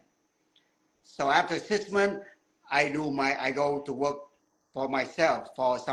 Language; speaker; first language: English; non-native, learner; Vietnamese